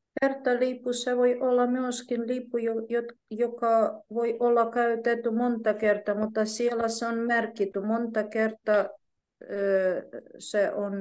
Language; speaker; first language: Finnish; non-native, fluent; Ukrainian